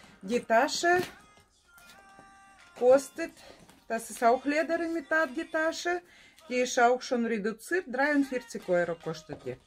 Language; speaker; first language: German; non-native, fluent; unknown